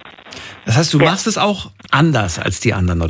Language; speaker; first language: German; native; German